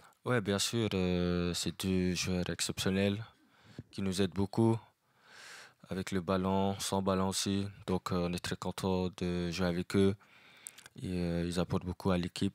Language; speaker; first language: French; non-native, fluent; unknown